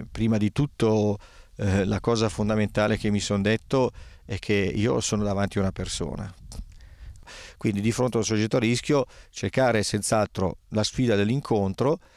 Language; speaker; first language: Italian; native; Italian